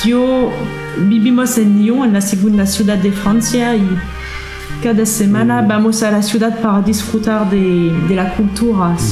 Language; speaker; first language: Spanish; non-native, learner; French